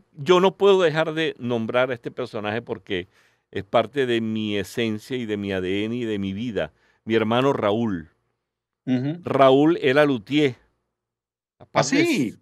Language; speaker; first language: Spanish; native; Spanish